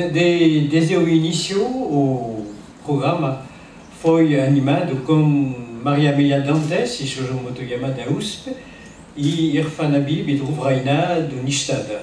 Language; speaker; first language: Portuguese; non-native, learner; French